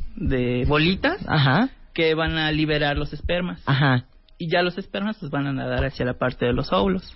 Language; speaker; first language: Spanish; native; Spanish